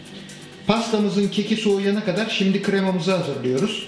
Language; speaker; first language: Turkish; native; Turkish